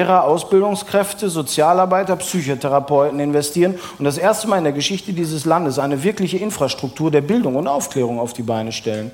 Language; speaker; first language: German; native; German